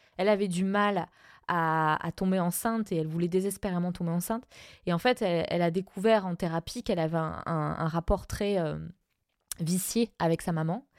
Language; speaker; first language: French; non-native, fluent; Spanish